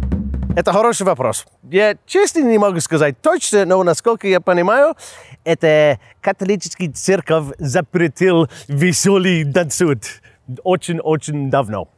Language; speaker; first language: Russian; non-native, learner; English